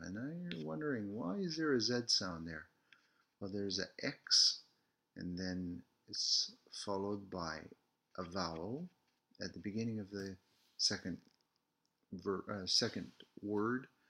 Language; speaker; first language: English; early bilingual, other home language; French